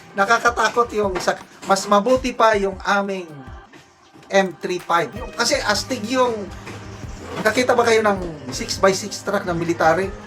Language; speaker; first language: Filipino; non-native, local second language; Cebuano